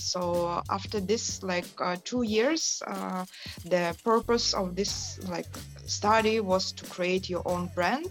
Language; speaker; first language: English; non-native, fluent; Yakut